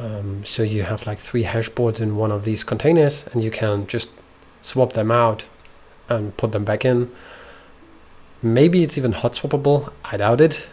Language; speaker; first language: English; non-native, fluent; German